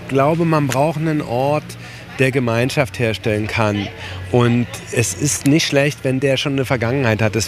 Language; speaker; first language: German; native; German